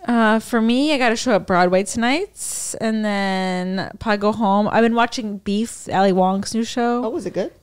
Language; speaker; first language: English; native; English